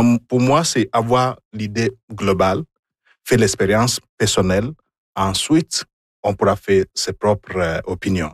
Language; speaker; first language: French; non-native, fluent; Igbo